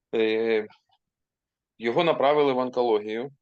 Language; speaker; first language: Ukrainian; non-native, local second language; Russian